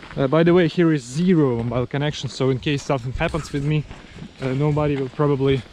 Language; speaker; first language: English; non-native, fluent; Russian